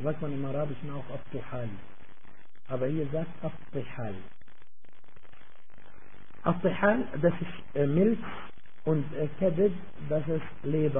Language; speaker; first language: German; non-native, fluent; Arabic